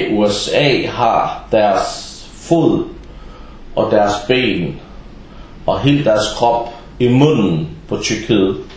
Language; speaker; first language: Danish; early bilingual, other home language; Arabic